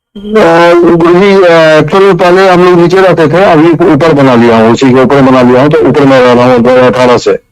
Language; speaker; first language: Hindi; native; Hindi